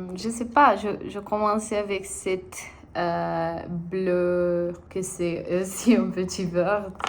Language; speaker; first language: French; non-native, learner; Spanish